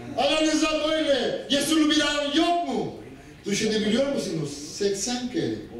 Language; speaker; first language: Turkish; non-native, fluent; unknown